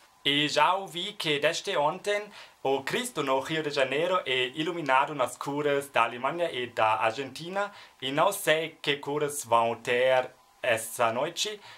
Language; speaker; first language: Portuguese; non-native, learner; German